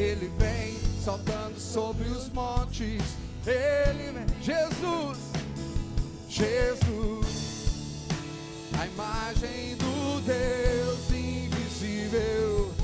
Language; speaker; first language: Portuguese; native; Portuguese